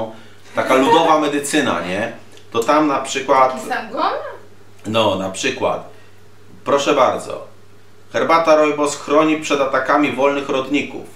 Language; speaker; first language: Polish; native; Polish